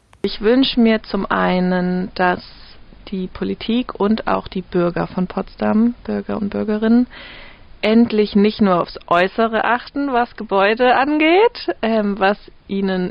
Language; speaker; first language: German; native; German